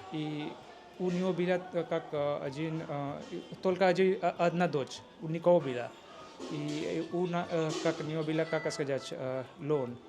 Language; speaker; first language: Russian; non-native, learner; Hindi